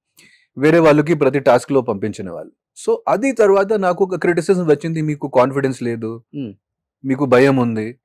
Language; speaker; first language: Telugu; non-native, fluent; Hindi